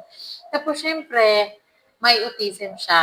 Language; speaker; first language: Filipino; non-native, local second language; Cebuano